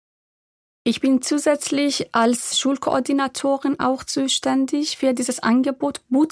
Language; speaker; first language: German; non-native, fluent; Persian